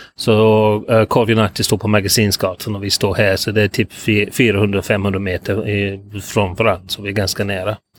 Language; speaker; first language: Swedish; non-native, fluent; English